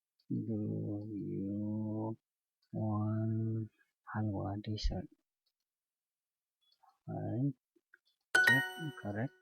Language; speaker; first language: English; non-native, fluent; Indonesian